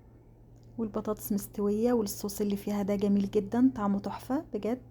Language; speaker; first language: Arabic; native; Arabic